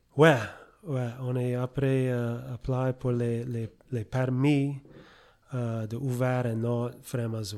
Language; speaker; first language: French; early bilingual, heritage; French